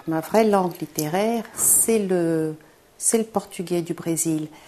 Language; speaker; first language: French; non-native, fluent; Portuguese